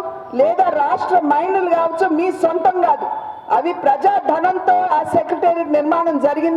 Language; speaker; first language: Telugu; native; Telugu